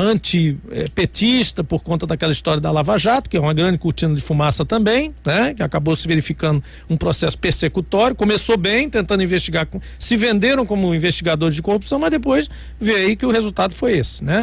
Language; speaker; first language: Portuguese; native; Portuguese